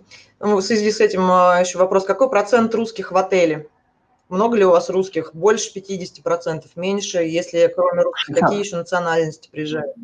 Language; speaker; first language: Russian; native; Russian